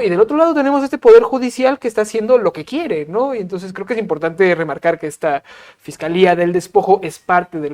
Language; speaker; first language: Spanish; native; Spanish